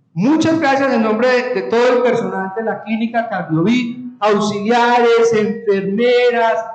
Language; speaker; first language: Spanish; native; Spanish